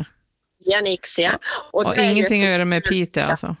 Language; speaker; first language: Swedish; native; Swedish